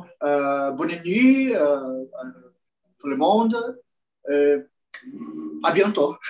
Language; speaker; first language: French; non-native, learner; Portuguese